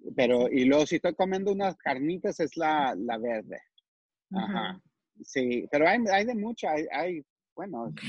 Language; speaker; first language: Spanish; early bilingual, heritage; Spanish